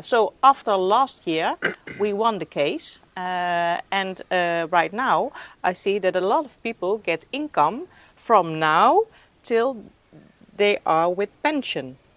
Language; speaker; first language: English; non-native, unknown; Dutch